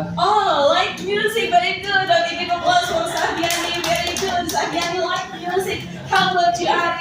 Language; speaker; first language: English; non-native, fluent; Indonesian